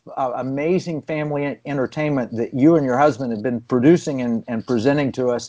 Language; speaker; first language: English; native; English